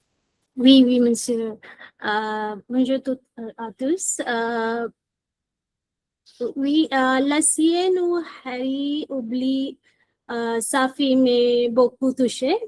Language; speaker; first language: French; non-native, learner; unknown